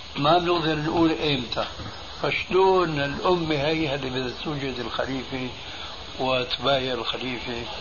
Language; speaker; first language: Arabic; early bilingual, other home language; Albanian